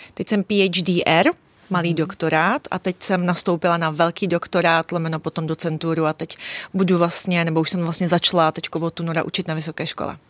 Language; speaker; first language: Czech; early bilingual, other home language; Russian